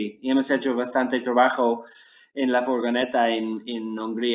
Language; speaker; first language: Spanish; non-native, learner; English